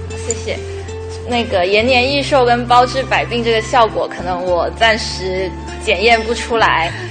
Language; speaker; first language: Chinese; native; Chinese